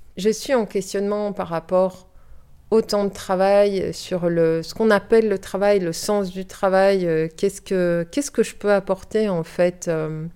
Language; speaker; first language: French; early bilingual, heritage; French